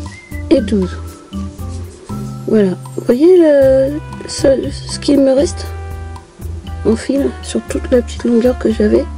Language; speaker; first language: French; native; French